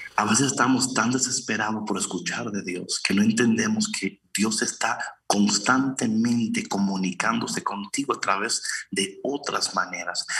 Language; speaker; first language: Spanish; early bilingual, heritage; Spanish